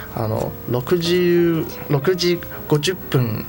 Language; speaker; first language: Japanese; non-native, fluent; Chinese